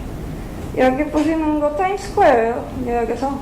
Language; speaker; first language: Korean; non-native, fluent; Bulgarian